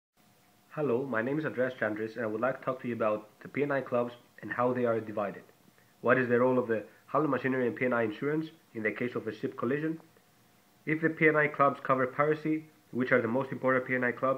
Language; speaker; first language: English; non-native, fluent; Greek